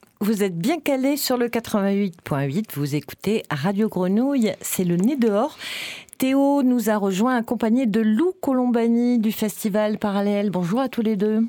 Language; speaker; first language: French; native; French